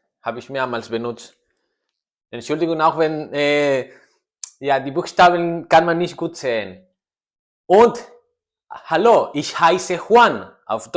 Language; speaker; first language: German; non-native, learner; Spanish